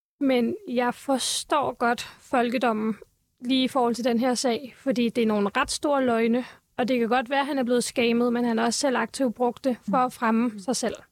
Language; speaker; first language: Danish; early bilingual, other home language; Turkish